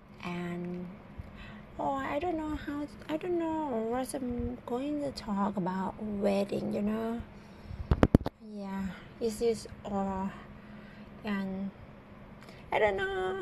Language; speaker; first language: English; non-native, learner; Thai